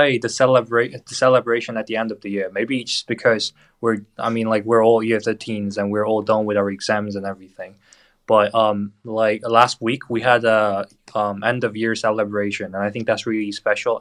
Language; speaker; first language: English; non-native, fluent; Korean